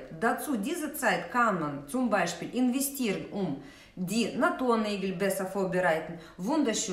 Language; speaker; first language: German; non-native, fluent; Russian